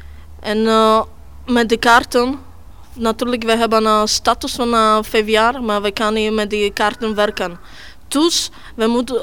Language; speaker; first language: Dutch; non-native, learner; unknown